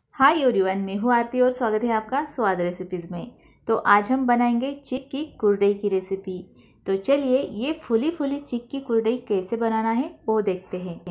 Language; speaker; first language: Hindi; non-native, local second language; Marathi